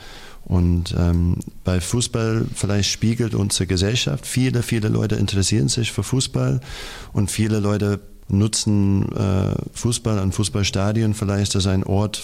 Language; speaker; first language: German; non-native, fluent; English